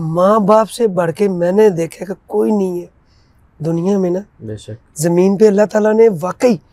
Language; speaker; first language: Urdu; non-native, local second language; Punjabi